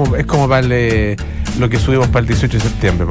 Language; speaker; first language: Spanish; native; Spanish